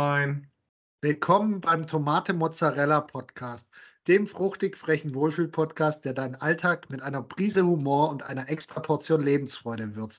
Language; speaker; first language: German; native; German